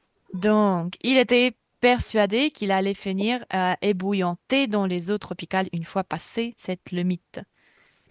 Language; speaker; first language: French; non-native, fluent; Russian